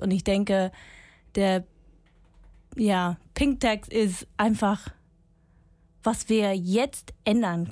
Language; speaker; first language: German; non-native, fluent; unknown